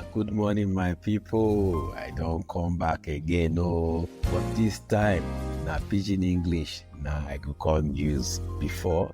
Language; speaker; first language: Nigerian Pidgin; non-native, local second language; Yoruba